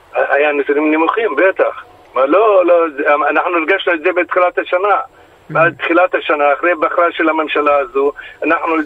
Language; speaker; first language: Hebrew; non-native, local second language; Arabic